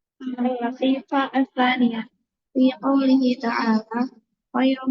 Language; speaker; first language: Arabic; non-native, learner; Indonesian